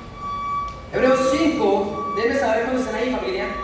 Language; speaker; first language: Spanish; native; Spanish